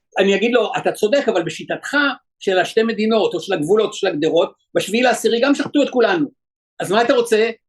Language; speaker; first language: Hebrew; native; Hebrew